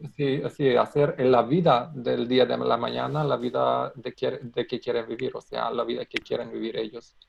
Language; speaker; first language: Spanish; non-native, learner; Macedonian